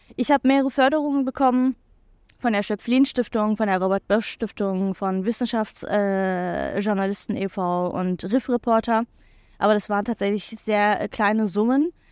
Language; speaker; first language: German; non-native, fluent; Turkish